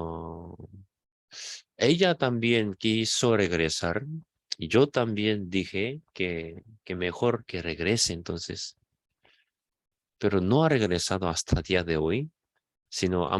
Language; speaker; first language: Spanish; non-native, fluent; Korean